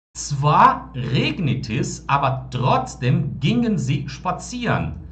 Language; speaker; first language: German; non-native, fluent; Portuguese